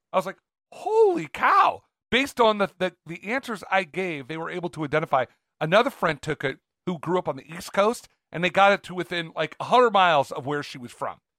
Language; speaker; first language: English; native; English